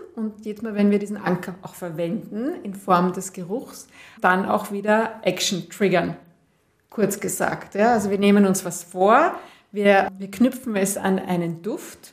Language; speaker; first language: German; native; German